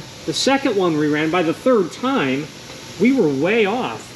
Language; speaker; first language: English; native; English